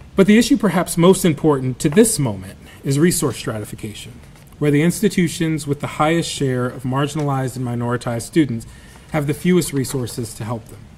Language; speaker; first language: English; native; English